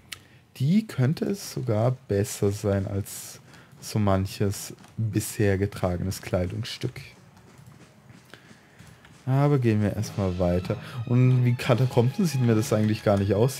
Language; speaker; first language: German; native; German